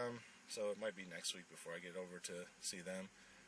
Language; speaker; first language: English; native; English